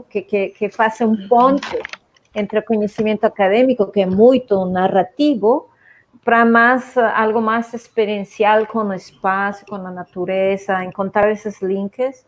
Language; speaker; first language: Portuguese; non-native, fluent; Spanish